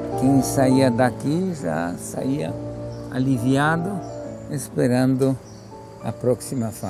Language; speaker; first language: Portuguese; non-native, fluent; Polish